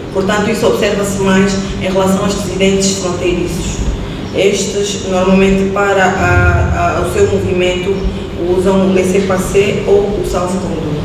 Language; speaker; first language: Portuguese; native; Portuguese